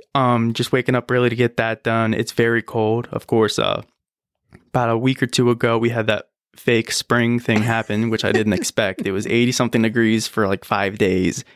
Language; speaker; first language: English; native; English